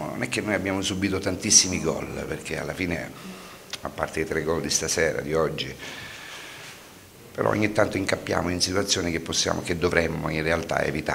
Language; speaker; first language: Italian; native; Italian